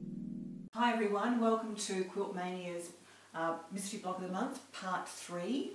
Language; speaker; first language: English; native; English